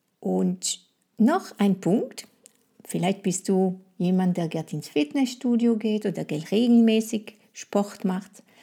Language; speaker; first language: German; non-native, fluent; French